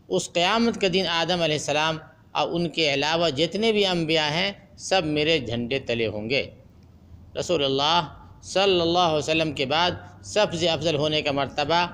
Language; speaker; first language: Urdu; native; Urdu